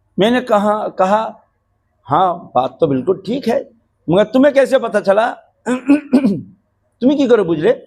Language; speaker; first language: Urdu; non-native, fluent; Bangla